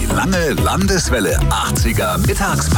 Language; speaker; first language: German; native; German